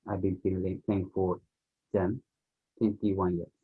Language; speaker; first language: English; non-native, learner; Japanese